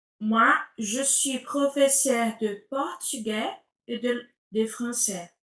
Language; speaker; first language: French; non-native, fluent; Portuguese